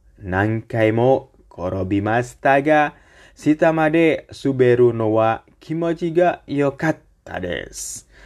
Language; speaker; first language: Japanese; non-native, learner; Indonesian